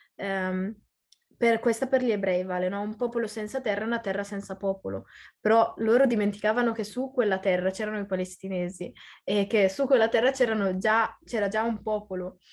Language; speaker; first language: Italian; early bilingual, other home language; Arabic